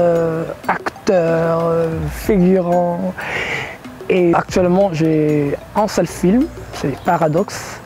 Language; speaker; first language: French; non-native, local second language; Lingala